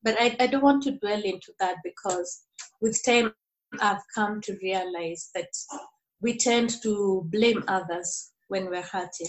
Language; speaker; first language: English; non-native, local second language; Kikuyu